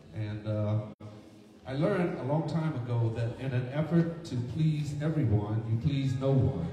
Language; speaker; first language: English; native; English